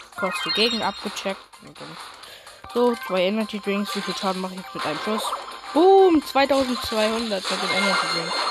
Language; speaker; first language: German; native; German